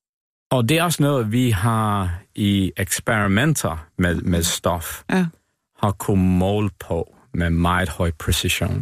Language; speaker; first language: Danish; non-native, fluent; English